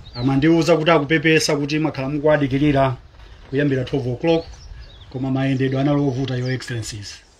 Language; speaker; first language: Nyanja; native; Nyanja